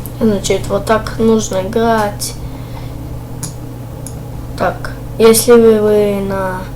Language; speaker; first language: Russian; early bilingual, heritage; Russian